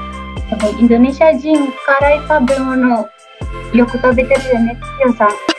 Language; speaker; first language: Japanese; non-native, learner; Indonesian